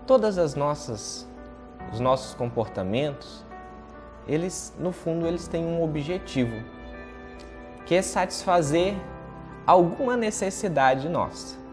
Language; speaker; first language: Portuguese; native; Portuguese